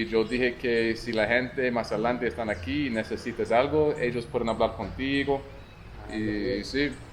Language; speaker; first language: Spanish; non-native, learner; English